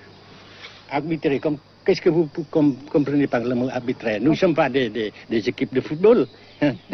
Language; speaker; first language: French; non-native, fluent; Vietnamese